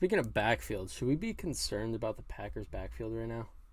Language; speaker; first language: English; native; English